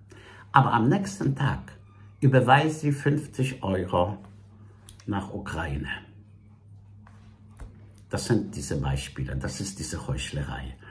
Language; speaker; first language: German; non-native, fluent; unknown